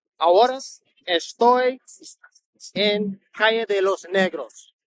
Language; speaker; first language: Spanish; non-native, learner; English